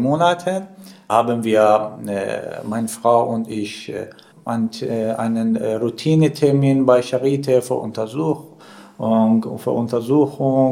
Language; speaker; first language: German; non-native, learner; Persian